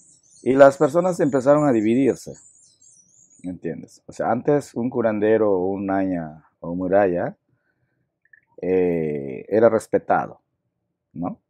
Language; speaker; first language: Spanish; non-native, local second language; Shipibo-Conibo